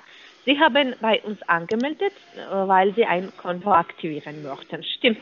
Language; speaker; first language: German; non-native, learner; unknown